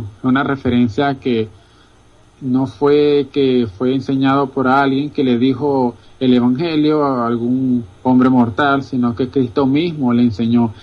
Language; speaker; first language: Spanish; native; Spanish